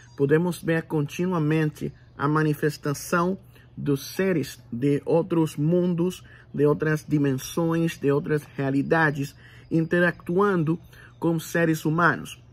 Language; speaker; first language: Portuguese; non-native, fluent; Spanish